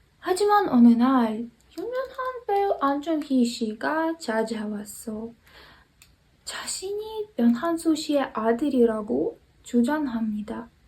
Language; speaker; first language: Korean; non-native, fluent; Ukrainian